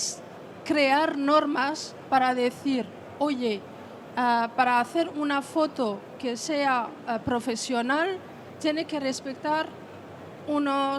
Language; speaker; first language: Spanish; non-native, fluent; French